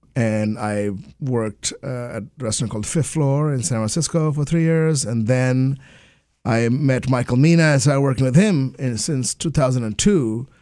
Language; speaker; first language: English; non-native, local second language; Bangla